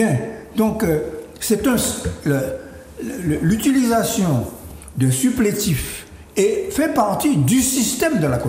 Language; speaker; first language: French; native; French